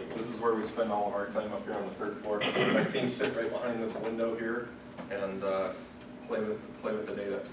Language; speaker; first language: English; native; English